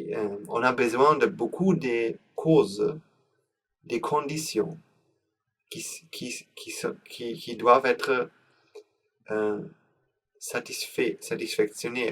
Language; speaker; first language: French; non-native, learner; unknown